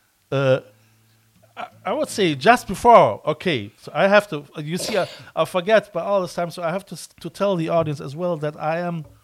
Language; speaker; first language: English; non-native, fluent; German